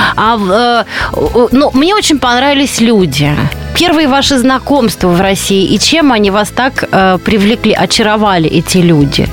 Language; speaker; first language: Russian; native; Russian